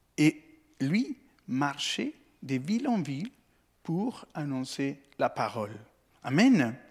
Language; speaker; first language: French; non-native, fluent; Spanish